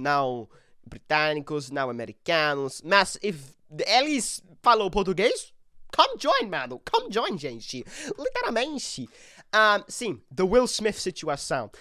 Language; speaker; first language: Portuguese; non-native, learner; English